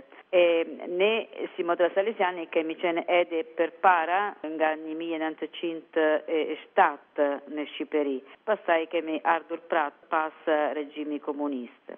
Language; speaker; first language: Albanian; non-native, learner; Italian